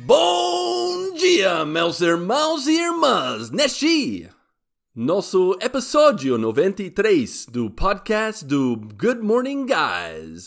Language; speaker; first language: Portuguese; non-native, learner; English